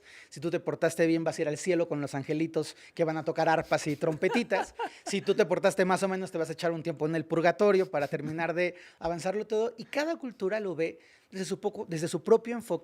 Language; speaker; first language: Spanish; native; Spanish